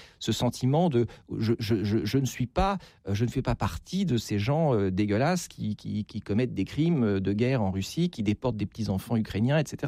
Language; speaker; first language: French; native; French